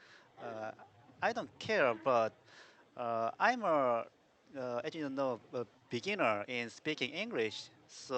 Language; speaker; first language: English; non-native, learner; Korean